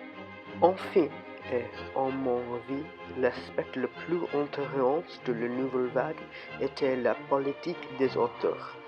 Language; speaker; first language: French; non-native, learner; English